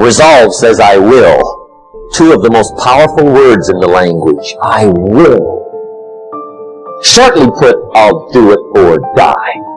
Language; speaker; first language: English; native; English